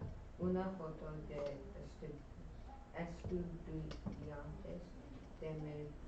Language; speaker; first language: Spanish; non-native, learner; English